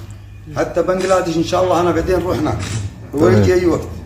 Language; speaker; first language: Arabic; non-native, learner; Bangla